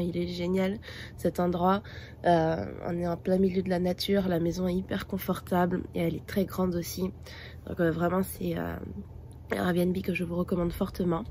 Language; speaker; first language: French; native; French